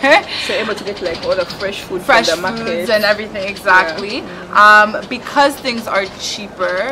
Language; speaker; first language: English; native; English